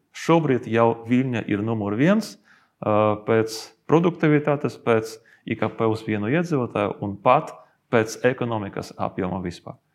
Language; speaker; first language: Latvian; non-native, local second language; Russian